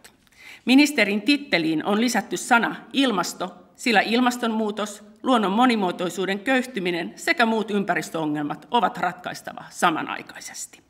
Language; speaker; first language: Finnish; native; Finnish